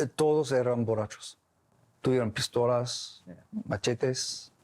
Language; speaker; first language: Spanish; non-native, learner; English